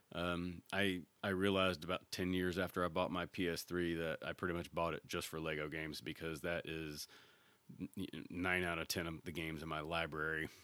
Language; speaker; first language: English; native; English